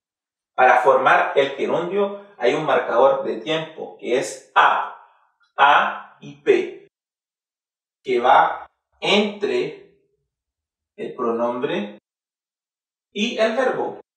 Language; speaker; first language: Spanish; non-native, fluent; Haitian Creole